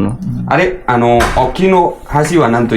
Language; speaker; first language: Japanese; non-native, learner; Indonesian